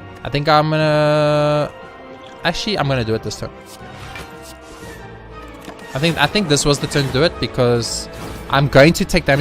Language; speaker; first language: English; native; English